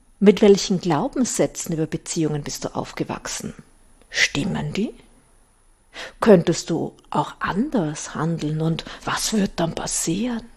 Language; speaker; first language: German; native; German